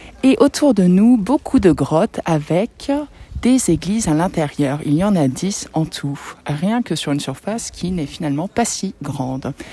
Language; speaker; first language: French; native; French